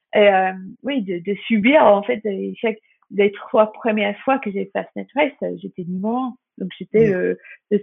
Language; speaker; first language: French; non-native, fluent; English